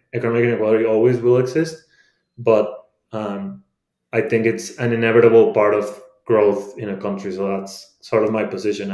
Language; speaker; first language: English; non-native, fluent; Spanish